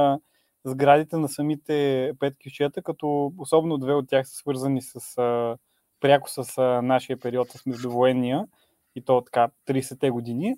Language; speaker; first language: Bulgarian; native; Bulgarian